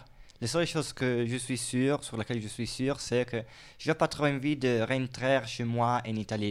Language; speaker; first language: French; non-native, fluent; Italian